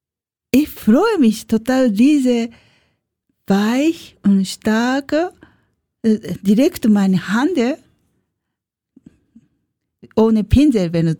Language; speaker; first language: German; non-native, learner; Japanese